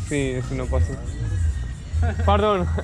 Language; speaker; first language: Spanish; non-native, learner; Hindi